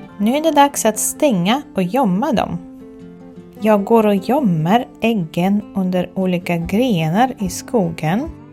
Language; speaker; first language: Swedish; non-native, fluent; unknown